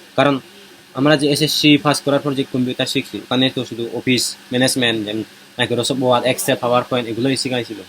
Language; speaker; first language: Bangla; non-native, local second language; Chakma